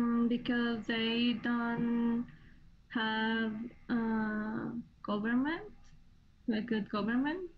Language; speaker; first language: English; non-native, learner; Spanish